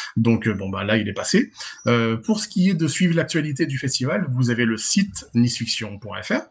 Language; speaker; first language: French; native; French